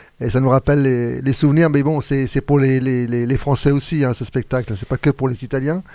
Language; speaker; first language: French; native; French